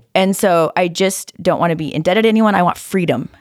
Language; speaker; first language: English; native; English